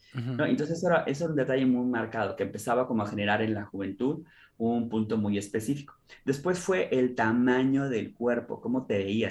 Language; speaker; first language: Spanish; native; Spanish